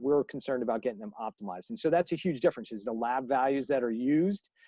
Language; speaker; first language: English; native; English